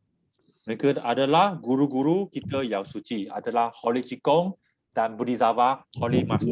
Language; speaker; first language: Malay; non-native, local second language; Chinese